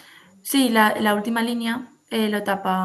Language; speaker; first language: Spanish; native; Spanish